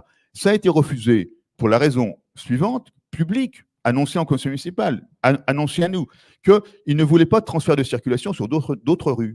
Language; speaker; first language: French; native; French